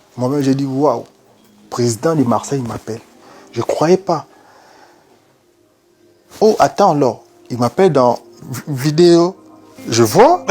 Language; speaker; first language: French; non-native, local second language; Lingala